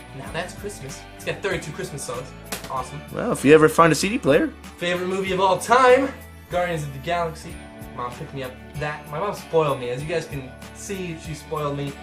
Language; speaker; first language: English; native; English